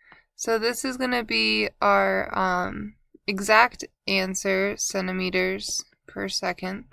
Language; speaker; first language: English; native; English